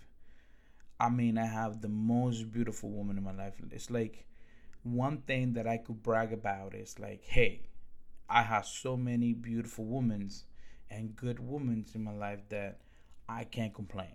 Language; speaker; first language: English; early bilingual, other home language; Spanish